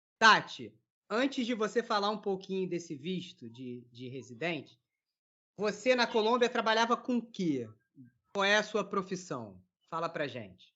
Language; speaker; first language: Portuguese; native; Portuguese